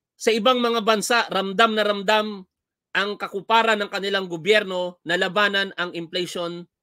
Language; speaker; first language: Filipino; native; Filipino